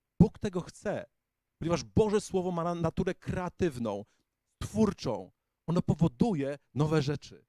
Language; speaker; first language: Polish; native; Polish